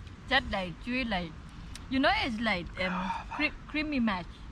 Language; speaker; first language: English; non-native, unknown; Thai